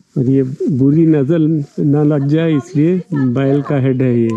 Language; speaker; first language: Hindi; non-native, local second language; Bangla